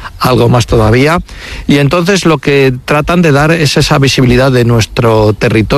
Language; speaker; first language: Spanish; native; Spanish